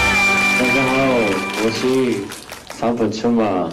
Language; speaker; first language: Chinese; non-native, learner; Japanese